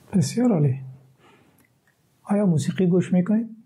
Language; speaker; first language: Persian; native; Persian